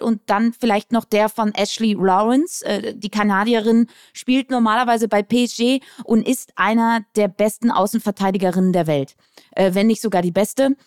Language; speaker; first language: German; native; German